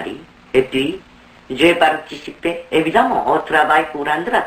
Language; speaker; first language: French; non-native, fluent; Korean